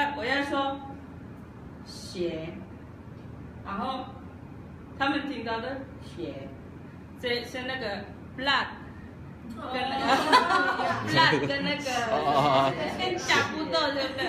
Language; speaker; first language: Chinese; non-native, learner; Javanese